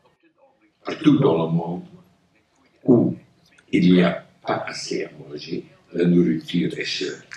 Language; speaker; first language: French; non-native, local second language; Dutch